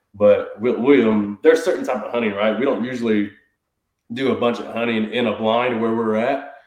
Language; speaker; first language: English; native; English